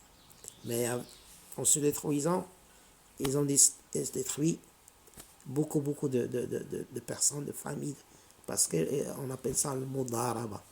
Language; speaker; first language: French; non-native, local second language; Arabic